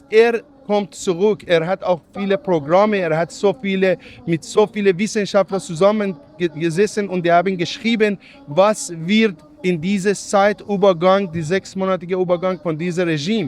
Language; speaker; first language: German; non-native, learner; Persian